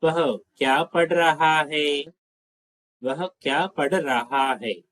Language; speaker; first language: Hindi; non-native, local second language; Telugu